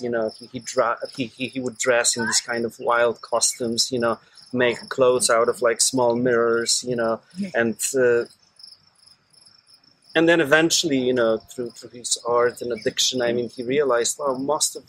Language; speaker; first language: English; non-native, fluent; Polish